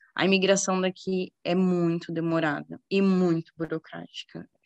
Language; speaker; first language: Portuguese; native; Portuguese